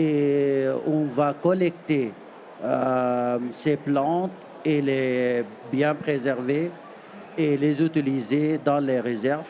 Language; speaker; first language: French; non-native, fluent; Arabic